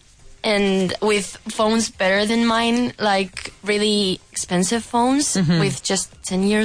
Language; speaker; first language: English; non-native, learner; Spanish